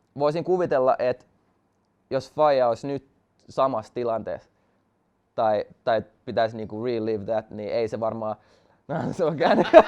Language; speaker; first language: Finnish; non-native, local second language; Swedish